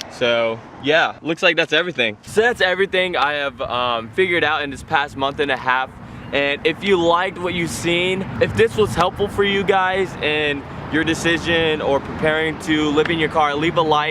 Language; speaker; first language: English; native; English